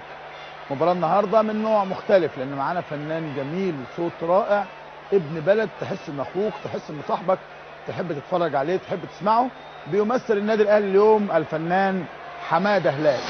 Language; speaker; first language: Arabic; native; Arabic